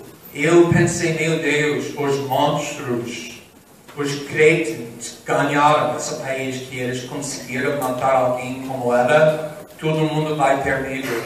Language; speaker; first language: Portuguese; non-native, fluent; English